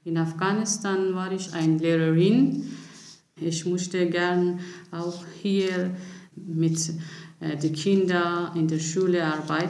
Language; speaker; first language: German; non-native, learner; Persian